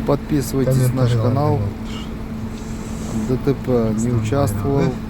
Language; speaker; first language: Russian; non-native, local second language; Kyrgyz